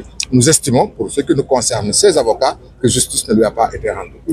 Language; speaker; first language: French; non-native, local second language; Wolof